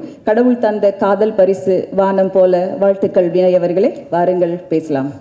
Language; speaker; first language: Tamil; native; Tamil